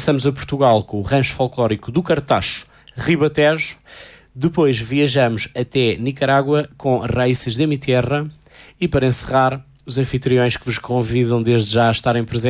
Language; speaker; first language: Portuguese; native; Portuguese